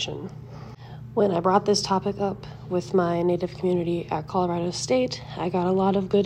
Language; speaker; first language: English; native; English